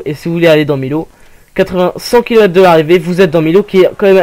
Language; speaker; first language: French; native; French